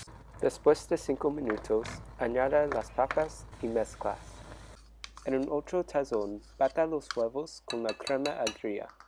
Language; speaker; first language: Spanish; non-native, learner; English